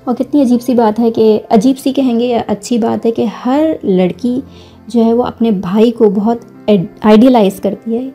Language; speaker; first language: Urdu; native; Urdu